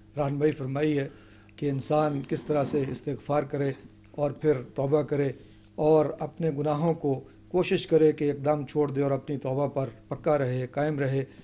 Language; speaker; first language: Urdu; native; Urdu